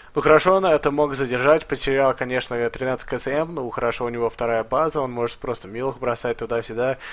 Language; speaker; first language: Russian; early bilingual, heritage; Russian